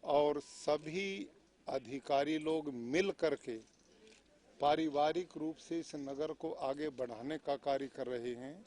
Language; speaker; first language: Hindi; native; Hindi